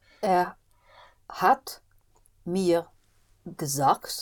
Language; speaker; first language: German; non-native, learner; English